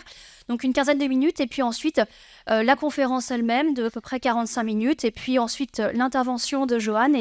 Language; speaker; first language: French; native; French